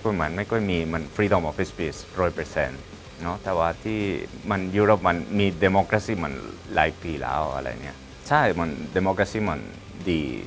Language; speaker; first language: Thai; non-native, learner; Spanish